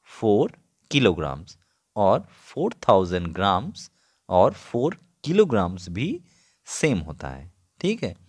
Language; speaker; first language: Hindi; non-native, local second language; Bangla